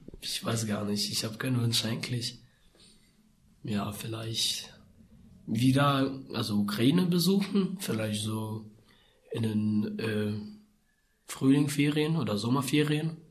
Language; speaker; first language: German; non-native, learner; Ukrainian